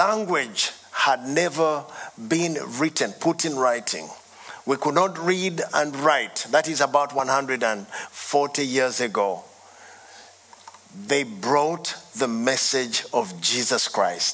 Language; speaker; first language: English; non-native, local second language; Ganda